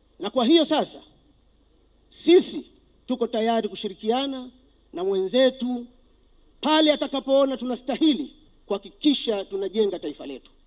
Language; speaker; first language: Swahili; native; Swahili